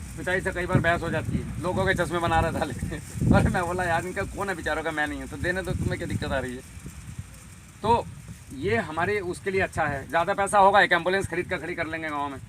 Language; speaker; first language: Hindi; native; Hindi